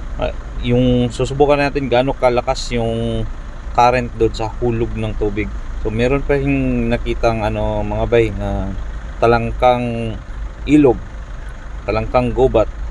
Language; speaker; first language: Filipino; non-native, local second language; Cebuano